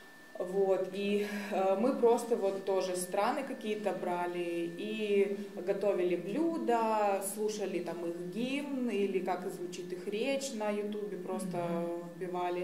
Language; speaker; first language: Russian; native; Russian